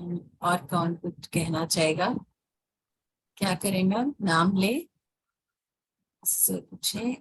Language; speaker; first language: Hindi; native; Hindi